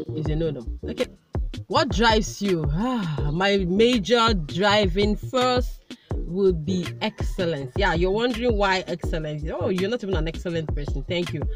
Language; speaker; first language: English; non-native, local second language; Igbo